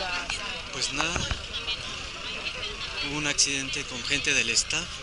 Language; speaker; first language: Spanish; native; Spanish